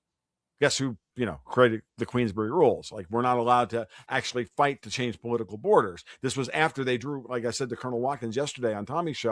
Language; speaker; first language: English; native; English